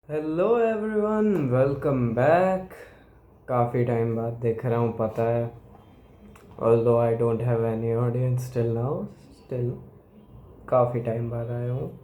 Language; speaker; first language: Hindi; non-native, local second language; Gujarati